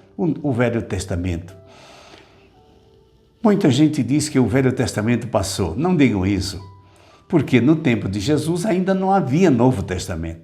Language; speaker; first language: Portuguese; native; Portuguese